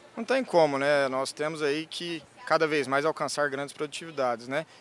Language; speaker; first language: Portuguese; native; Portuguese